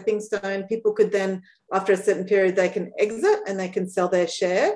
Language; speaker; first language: English; native; English